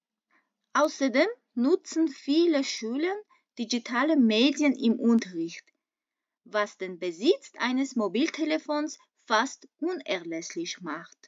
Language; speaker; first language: German; non-native, fluent; Armenian